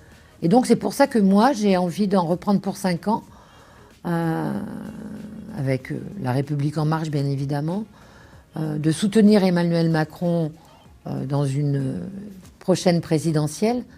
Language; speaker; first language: French; native; French